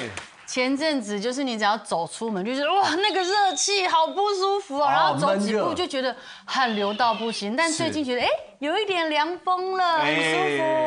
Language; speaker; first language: Chinese; native; Chinese